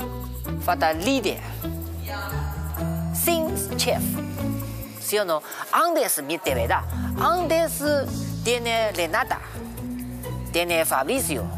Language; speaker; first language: Spanish; non-native, learner; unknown